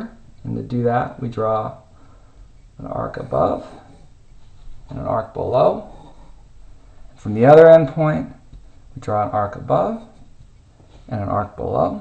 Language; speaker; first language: English; native; English